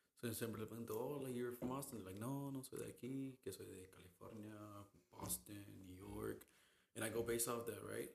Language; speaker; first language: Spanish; early bilingual, heritage; Spanish